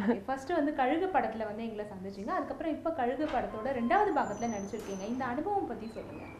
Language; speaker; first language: Tamil; native; Tamil